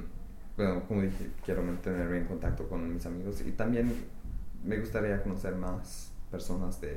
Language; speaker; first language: Spanish; non-native, fluent; English